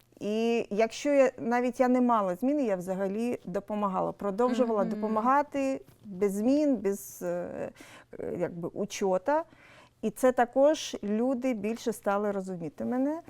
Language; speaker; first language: Ukrainian; non-native, local second language; Russian